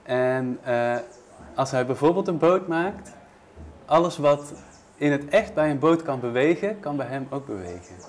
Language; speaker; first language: Dutch; native; Dutch